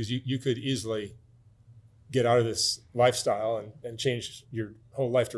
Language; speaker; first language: English; native; English